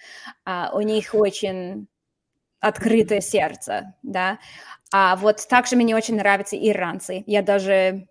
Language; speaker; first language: Russian; non-native, fluent; English